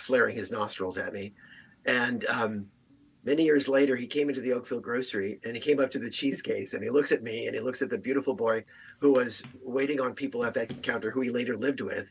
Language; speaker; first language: English; native; English